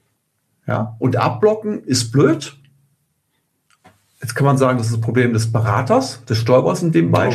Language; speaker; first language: German; native; German